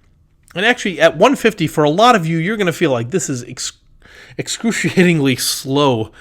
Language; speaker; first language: English; native; English